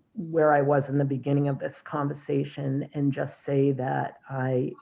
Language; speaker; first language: English; native; English